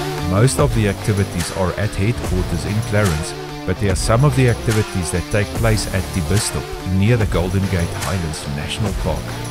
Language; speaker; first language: English; non-native, local second language; Afrikaans